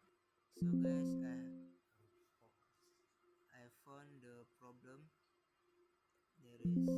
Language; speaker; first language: English; non-native, learner; Indonesian